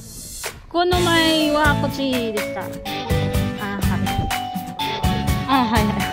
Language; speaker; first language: Japanese; non-native, learner; Hiligaynon